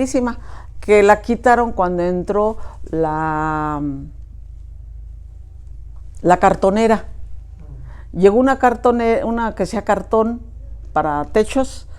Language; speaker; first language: Spanish; native; Spanish